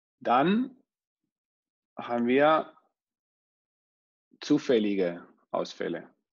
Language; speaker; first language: German; non-native, fluent; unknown